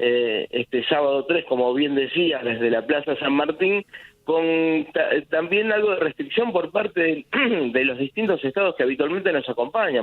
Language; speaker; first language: Spanish; native; Spanish